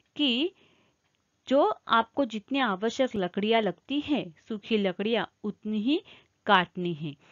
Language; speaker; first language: Hindi; non-native, local second language; Marathi